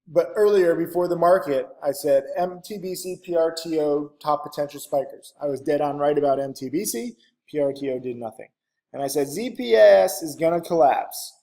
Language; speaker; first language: English; native; English